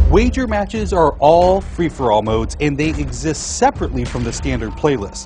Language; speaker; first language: English; native; English